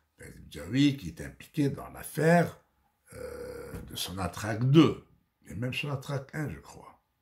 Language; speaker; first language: French; non-native, local second language; Arabic